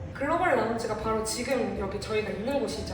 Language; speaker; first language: Korean; native; Korean